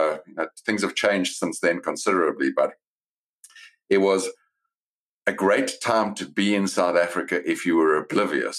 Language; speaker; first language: English; native; English